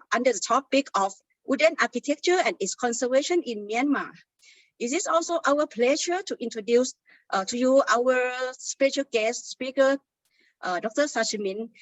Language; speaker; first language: English; non-native, fluent; Thai